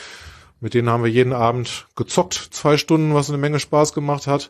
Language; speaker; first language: German; native; German